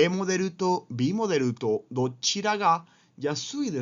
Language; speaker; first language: Japanese; non-native, fluent; Spanish